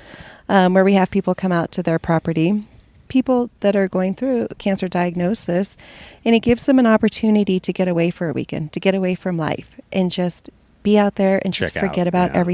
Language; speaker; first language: English; native; English